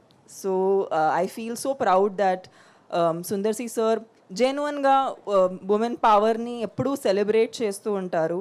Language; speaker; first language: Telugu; non-native, local second language; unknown